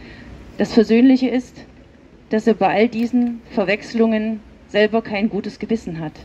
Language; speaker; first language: German; native; German